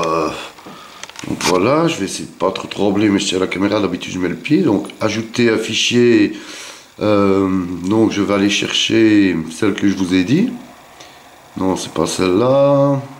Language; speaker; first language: French; native; French